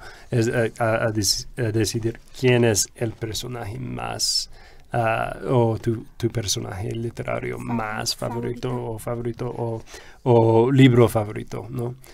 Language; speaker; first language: Spanish; non-native, fluent; English